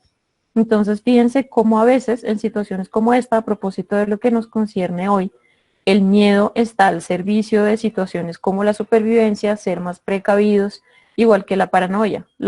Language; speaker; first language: Spanish; native; Spanish